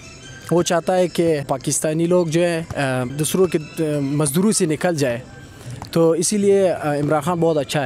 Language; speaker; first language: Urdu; non-native, fluent; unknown